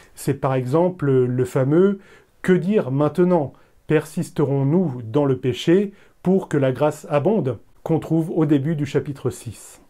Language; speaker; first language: French; native; French